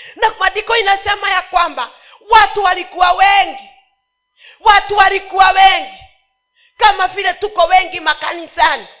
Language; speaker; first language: Swahili; non-native, local second language; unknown